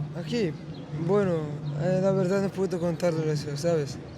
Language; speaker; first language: Spanish; non-native, fluent; Arabic